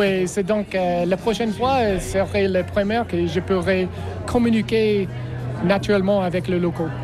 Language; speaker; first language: French; non-native, learner; English